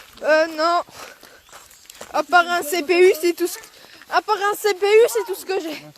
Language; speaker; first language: French; native; French